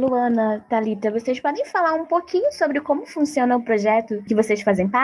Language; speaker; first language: Portuguese; native; Portuguese